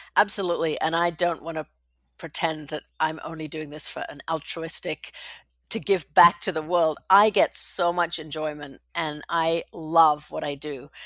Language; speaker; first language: English; native; English